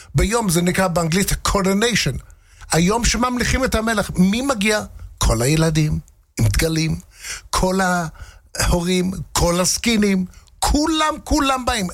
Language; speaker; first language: Hebrew; non-native, fluent; English